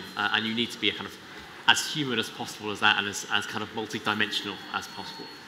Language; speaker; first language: English; native; English